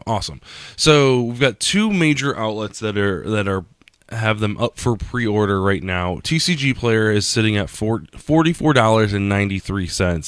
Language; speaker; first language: English; native; English